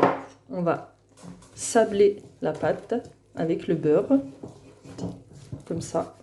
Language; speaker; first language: French; native; French